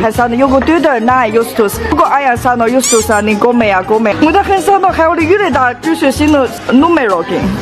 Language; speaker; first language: Finnish; non-native, learner; Chinese